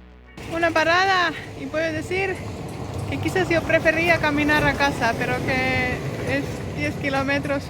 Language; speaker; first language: Spanish; non-native, learner; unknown